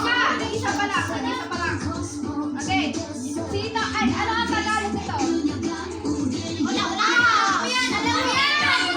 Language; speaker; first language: Filipino; non-native, local second language; Cebuano